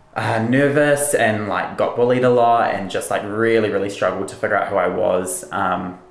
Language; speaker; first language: English; native; English